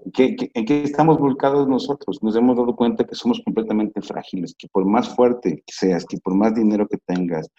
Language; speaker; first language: Spanish; native; Spanish